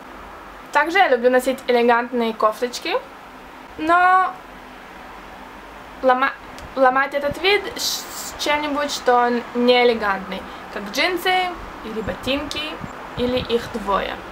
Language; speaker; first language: Russian; early bilingual, heritage; Russian